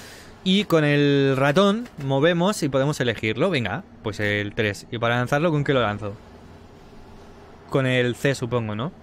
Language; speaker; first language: Spanish; native; Spanish